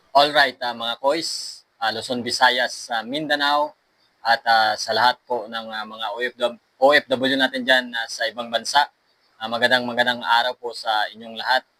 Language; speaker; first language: Filipino; non-native, local second language; Aklanon